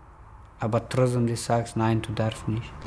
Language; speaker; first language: German; non-native, learner; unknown